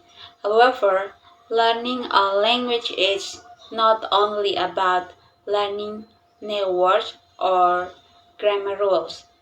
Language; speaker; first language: English; non-native, learner; Indonesian